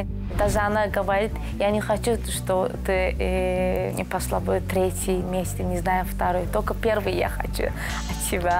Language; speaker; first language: Russian; non-native, learner; Azerbaijani